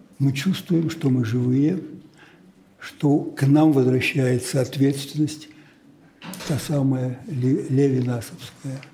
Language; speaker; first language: Russian; native; Russian